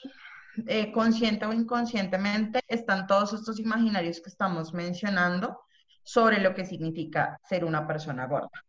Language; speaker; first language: Spanish; native; Spanish